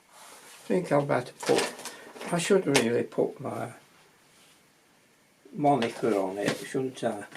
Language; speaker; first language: English; native; English